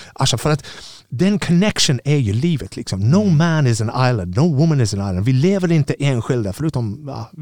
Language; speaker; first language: Swedish; non-native, fluent; English